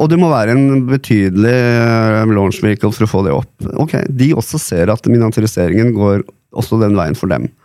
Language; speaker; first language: Norwegian; native; Norwegian